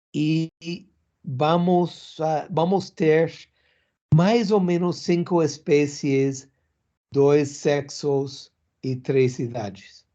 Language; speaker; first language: Portuguese; non-native, learner; English